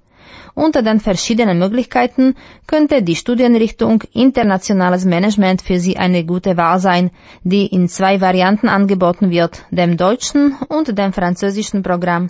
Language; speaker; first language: German; non-native, fluent; Slovak